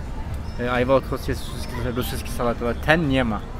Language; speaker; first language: Polish; non-native, learner; Turkish